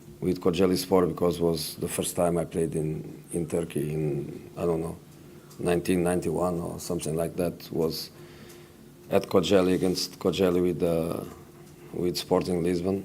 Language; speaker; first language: English; non-native, fluent; Portuguese